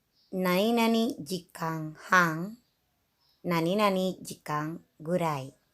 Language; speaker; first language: Japanese; non-native, fluent; Indonesian